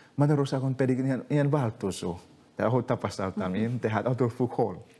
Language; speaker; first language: Hungarian; non-native, fluent; Indonesian